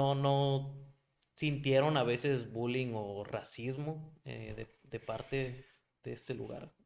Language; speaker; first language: Spanish; native; Spanish